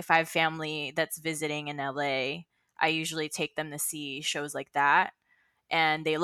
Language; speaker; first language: English; non-native, local second language; Filipino